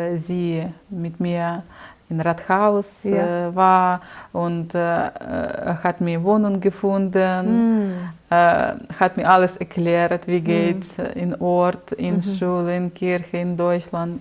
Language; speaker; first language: German; non-native, learner; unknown